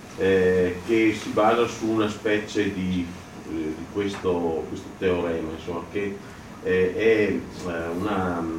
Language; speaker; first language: Italian; native; Italian